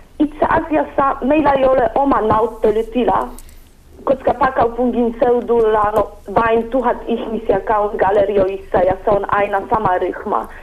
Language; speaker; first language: Finnish; non-native, learner; Polish